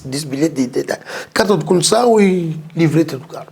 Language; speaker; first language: Portuguese; non-native, local second language; Tsonga